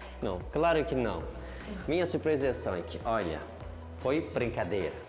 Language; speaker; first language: Portuguese; non-native, learner; Turkish